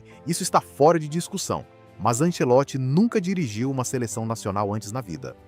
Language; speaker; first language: Portuguese; native; Portuguese